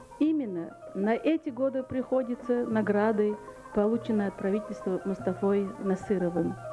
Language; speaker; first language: Russian; non-native, local second language; Lezghian